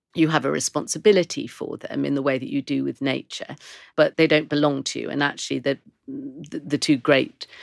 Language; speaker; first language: English; native; English